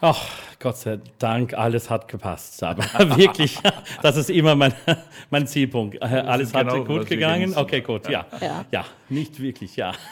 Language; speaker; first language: German; non-native, learner; English